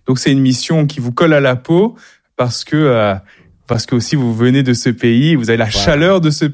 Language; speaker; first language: French; native; French